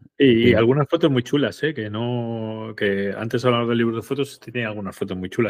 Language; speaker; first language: Spanish; native; Spanish